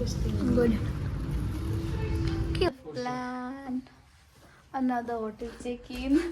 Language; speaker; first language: English; non-native, fluent; Nepali